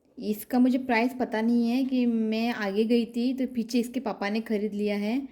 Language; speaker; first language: Hindi; non-native, local second language; Konkani